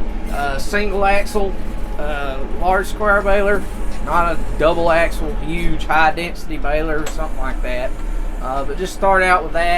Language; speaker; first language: English; native; English